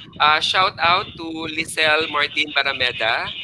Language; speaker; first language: Filipino; non-native, local second language; Hiligaynon